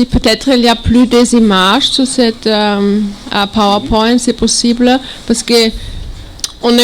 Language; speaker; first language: French; non-native, learner; German